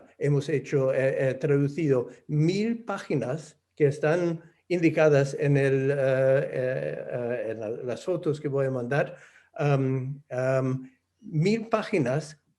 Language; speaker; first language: Spanish; non-native, fluent; English